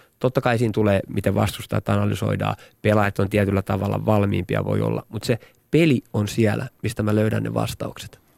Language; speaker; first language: Finnish; native; Finnish